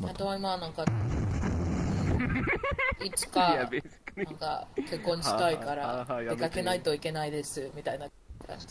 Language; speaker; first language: Japanese; non-native, learner; Spanish